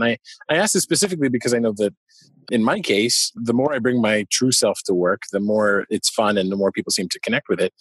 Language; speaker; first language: English; native; English